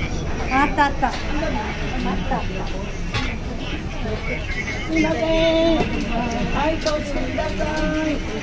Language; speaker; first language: Japanese; native; Japanese